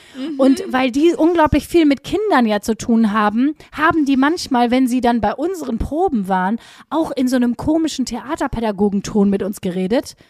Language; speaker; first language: German; native; German